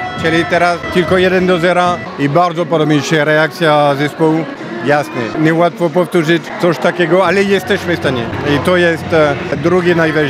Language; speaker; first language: Polish; non-native, fluent; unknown